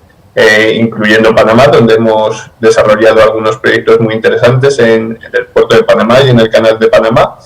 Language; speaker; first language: Spanish; native; Spanish